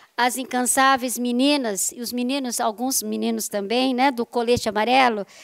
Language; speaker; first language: Portuguese; native; Portuguese